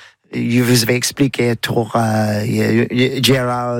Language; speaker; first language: French; non-native, learner; English